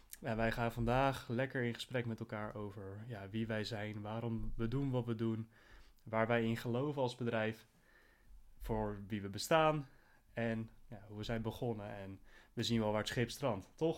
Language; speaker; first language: Dutch; native; Dutch